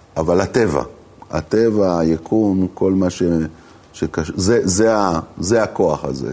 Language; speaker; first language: Hebrew; native; Hebrew